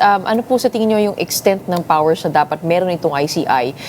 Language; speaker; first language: Filipino; native; Filipino